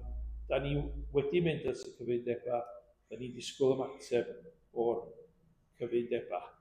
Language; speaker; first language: Welsh; native; Welsh